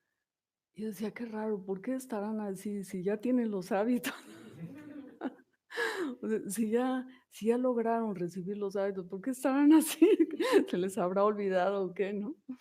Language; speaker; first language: Spanish; native; Spanish